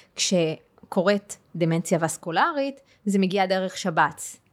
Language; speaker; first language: Hebrew; non-native, local second language; Arabic